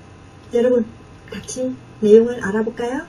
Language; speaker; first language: Korean; non-native, fluent; Vietnamese